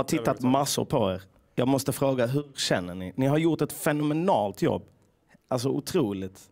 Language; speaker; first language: Swedish; native; Swedish